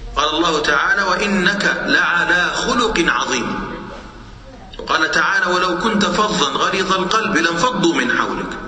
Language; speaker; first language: Arabic; native; Arabic